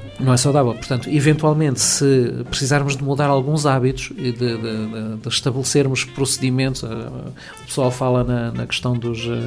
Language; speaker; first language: Portuguese; native; Portuguese